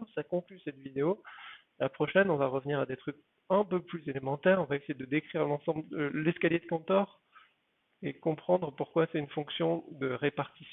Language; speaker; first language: French; native; French